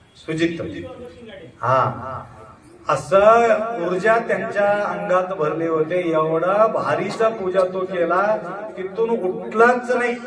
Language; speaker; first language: Marathi; non-native, local second language; Kannada